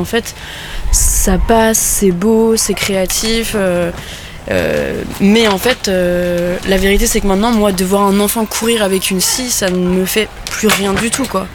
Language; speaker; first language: French; native; French